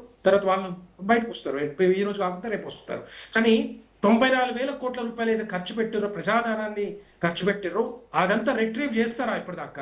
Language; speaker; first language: Telugu; native; Telugu